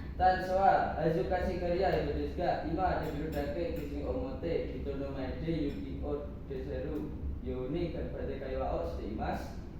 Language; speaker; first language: Japanese; non-native, learner; Javanese